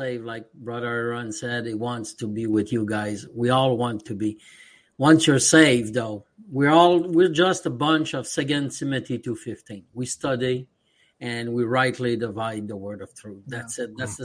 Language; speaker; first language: English; native; English